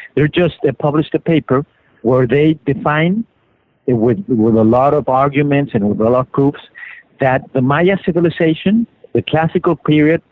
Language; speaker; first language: English; non-native, fluent; Spanish